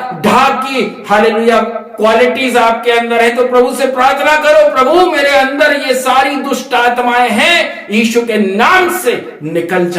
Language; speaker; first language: Hindi; native; Hindi